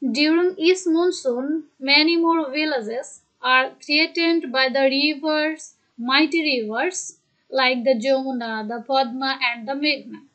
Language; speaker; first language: English; non-native, local second language; Bangla